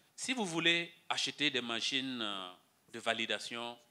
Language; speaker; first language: French; non-native, local second language; Mossi